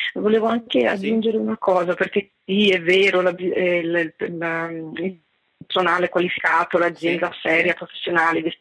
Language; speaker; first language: Italian; native; Italian